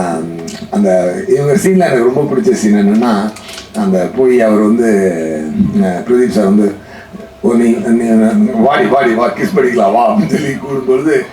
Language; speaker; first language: Tamil; native; Tamil